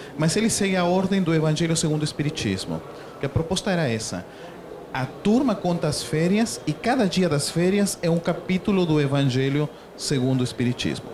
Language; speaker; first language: Portuguese; non-native, fluent; Spanish